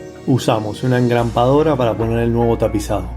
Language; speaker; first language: Spanish; native; Spanish